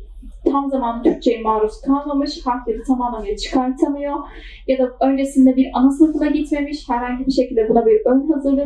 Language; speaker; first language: Turkish; native; Turkish